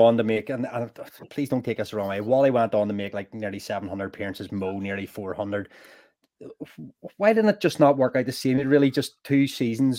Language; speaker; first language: English; native; English